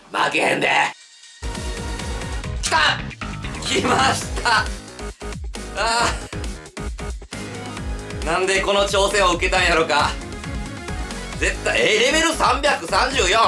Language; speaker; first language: Japanese; native; Japanese